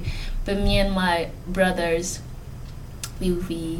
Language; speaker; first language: English; non-native, fluent; French